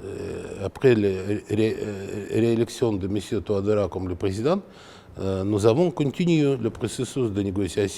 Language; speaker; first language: French; non-native, fluent; Russian